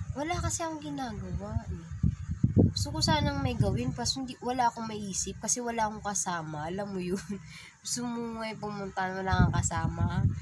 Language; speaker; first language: Filipino; non-native, local second language; Bikol